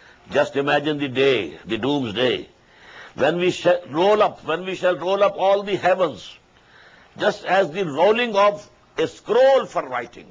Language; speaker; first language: English; non-native, local second language; Urdu